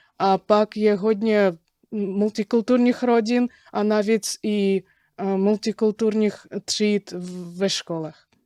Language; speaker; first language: Czech; non-native, fluent; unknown